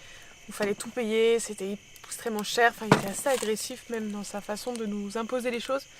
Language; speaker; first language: French; native; French